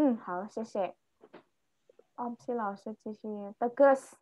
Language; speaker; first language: Chinese; non-native, fluent; Indonesian